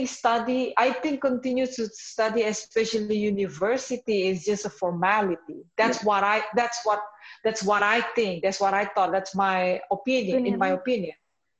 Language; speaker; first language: English; non-native, fluent; Indonesian